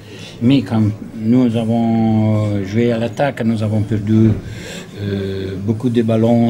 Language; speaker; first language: French; non-native, learner; Italian